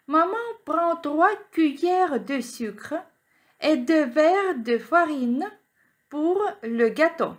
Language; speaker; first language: French; non-native, fluent; Ukrainian